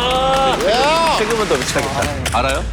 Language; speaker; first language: Korean; native; Korean